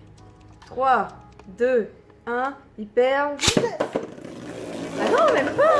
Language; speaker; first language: French; native; French